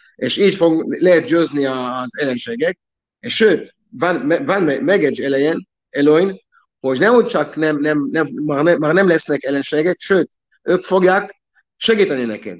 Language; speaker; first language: Hungarian; non-native, learner; Hebrew